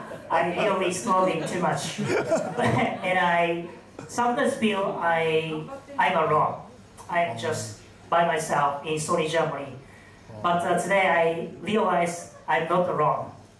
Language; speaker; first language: English; non-native, fluent; Japanese